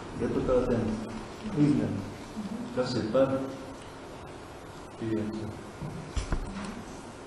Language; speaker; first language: Latvian; native; Latvian